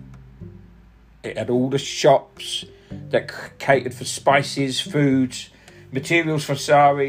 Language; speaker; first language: English; non-native, local second language; Punjabi